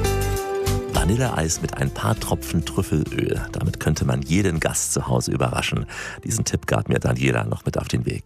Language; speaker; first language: German; native; German